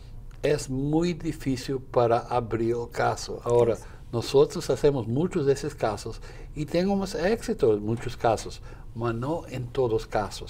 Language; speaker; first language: Spanish; non-native, fluent; Portuguese